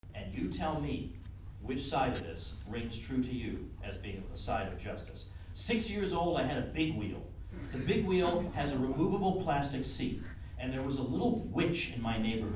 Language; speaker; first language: English; native; English